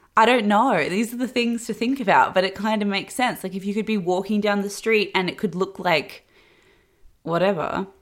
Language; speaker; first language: English; native; English